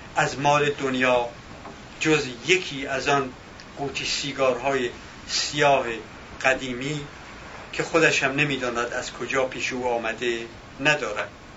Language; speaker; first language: Persian; native; Persian